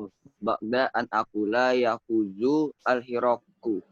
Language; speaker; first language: Arabic; non-native, learner; Indonesian